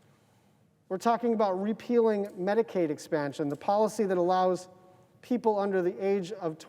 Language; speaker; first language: English; native; English